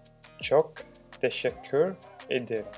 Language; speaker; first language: Turkish; non-native, learner; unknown